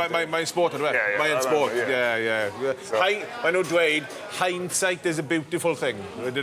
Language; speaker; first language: Welsh; non-native, learner; English